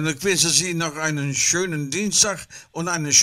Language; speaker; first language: German; non-native, learner; Dutch